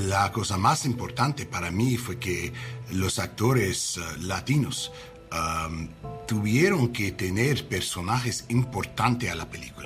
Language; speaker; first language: Spanish; non-native, learner; English